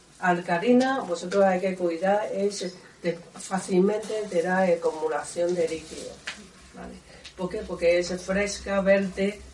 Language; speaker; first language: Spanish; non-native, learner; Chinese